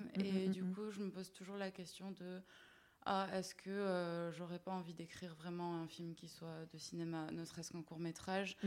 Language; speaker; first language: French; native; French